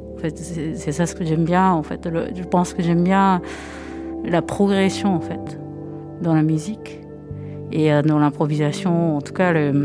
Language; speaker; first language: French; non-native, fluent; Japanese